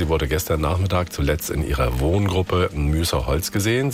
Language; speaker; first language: German; native; German